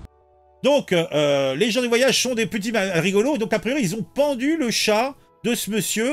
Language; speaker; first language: French; native; French